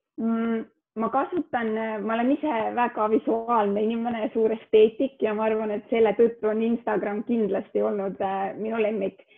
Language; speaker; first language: Estonian; early bilingual, heritage; Estonian